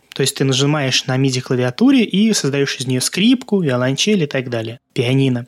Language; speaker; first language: Russian; non-native, local second language; Azerbaijani